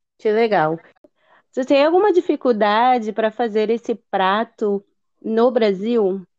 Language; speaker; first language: Portuguese; native; Portuguese